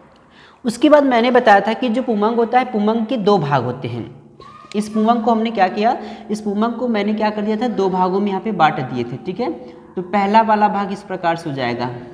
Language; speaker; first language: Hindi; native; Hindi